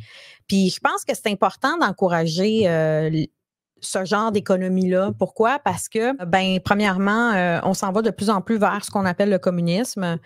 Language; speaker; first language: French; native; French